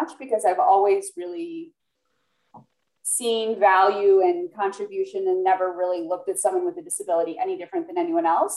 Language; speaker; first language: English; native; English